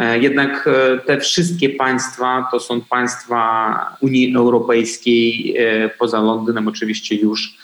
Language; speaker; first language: Polish; non-native, fluent; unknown